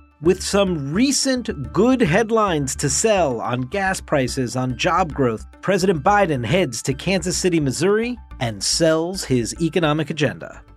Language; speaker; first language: English; native; English